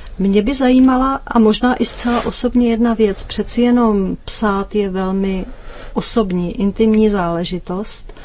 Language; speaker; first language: Czech; native; Czech